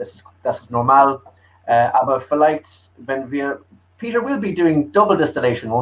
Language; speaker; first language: German; early bilingual, heritage; English